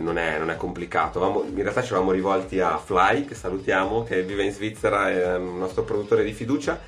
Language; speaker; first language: Italian; native; Italian